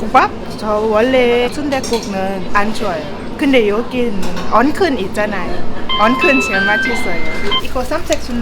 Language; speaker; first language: Korean; non-native, learner; Thai